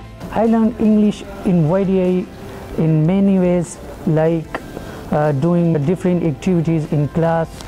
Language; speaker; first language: English; non-native, learner; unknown